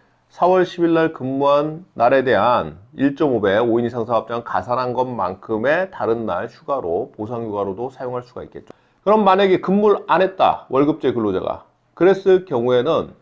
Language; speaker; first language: Korean; native; Korean